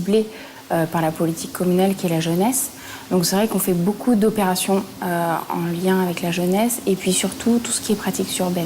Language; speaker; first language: French; native; French